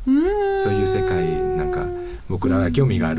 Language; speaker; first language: Japanese; non-native, fluent; Spanish